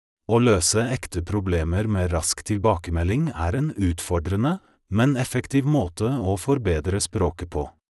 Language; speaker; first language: Norwegian; non-native, fluent; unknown